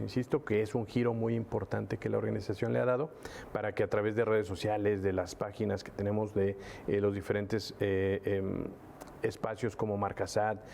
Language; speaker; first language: Spanish; native; Spanish